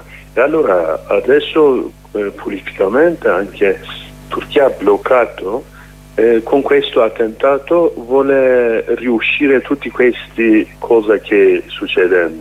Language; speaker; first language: Italian; non-native, learner; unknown